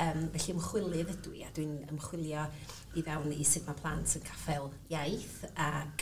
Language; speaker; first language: Welsh; native; Welsh